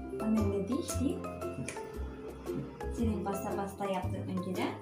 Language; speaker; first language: Turkish; non-native, learner; Filipino